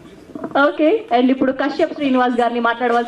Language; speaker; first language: Telugu; native; Telugu